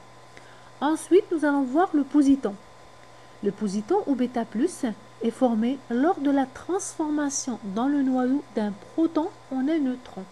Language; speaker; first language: French; non-native, local second language; Arabic